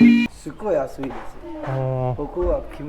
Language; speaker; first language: Japanese; non-native, learner; Thai